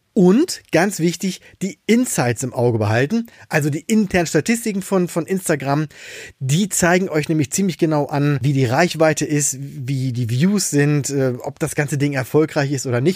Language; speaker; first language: German; native; German